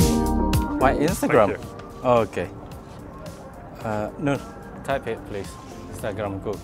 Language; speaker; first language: English; non-native, fluent; Indonesian